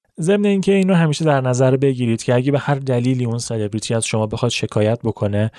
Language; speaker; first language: Persian; native; Persian